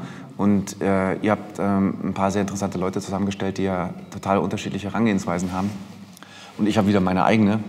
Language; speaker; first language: German; native; German